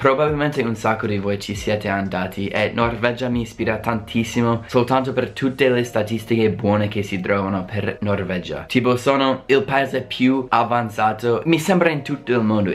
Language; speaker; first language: Italian; non-native, fluent; English